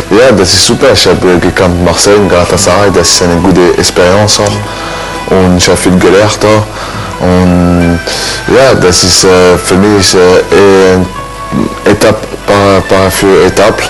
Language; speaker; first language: German; non-native, learner; French